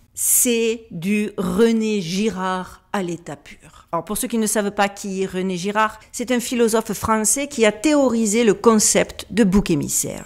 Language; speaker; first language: French; native; French